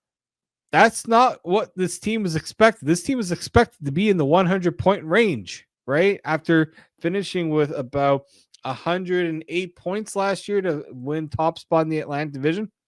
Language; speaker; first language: English; native; English